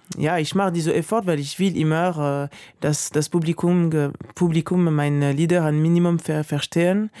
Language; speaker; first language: German; non-native, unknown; French